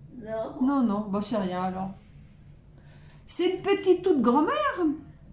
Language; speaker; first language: French; native; French